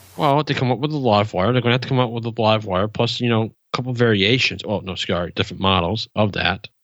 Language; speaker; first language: English; native; English